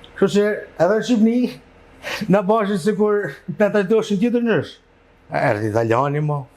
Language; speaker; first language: Albanian; early bilingual, heritage; Albanian